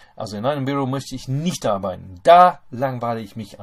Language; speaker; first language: German; non-native, fluent; English